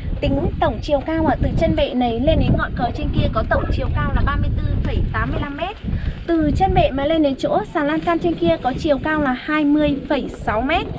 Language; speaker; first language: Vietnamese; non-native, local second language; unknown